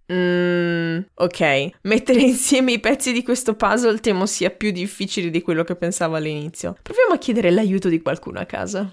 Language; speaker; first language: Italian; native; Italian